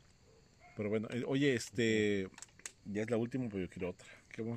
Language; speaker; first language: Spanish; native; Spanish